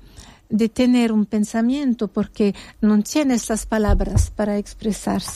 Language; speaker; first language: Spanish; non-native, fluent; French